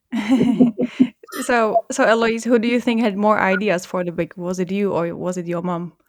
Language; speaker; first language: English; non-native, fluent; Czech